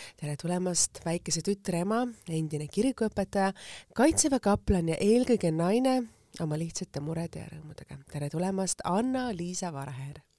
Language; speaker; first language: Estonian; native; Estonian